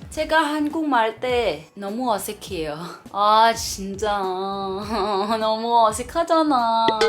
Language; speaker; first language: Korean; non-native, learner; Thai